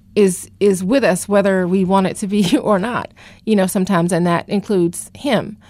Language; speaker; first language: English; native; English